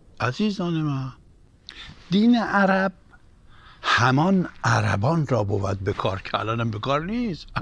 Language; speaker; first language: Persian; native; Persian